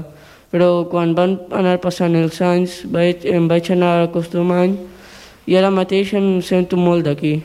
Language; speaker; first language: Catalan; early bilingual, other home language; Punjabi